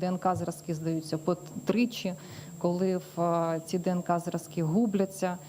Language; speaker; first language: Ukrainian; native; Ukrainian